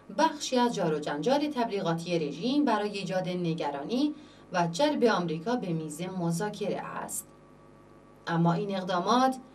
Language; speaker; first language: Persian; non-native, local second language; Central Kurdish